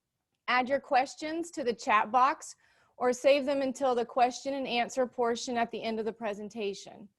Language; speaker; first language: English; native; English